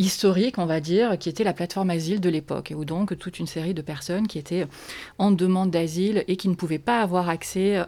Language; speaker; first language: French; native; French